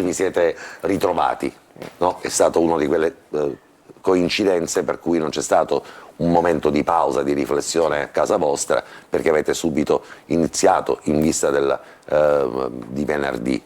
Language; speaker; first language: Italian; native; Italian